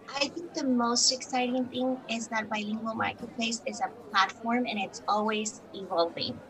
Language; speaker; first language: English; non-native, fluent; Spanish